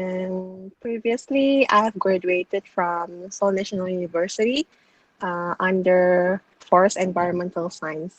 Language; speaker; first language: English; non-native, local second language; Malay